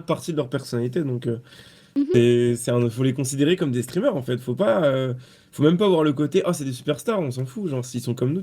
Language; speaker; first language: French; native; French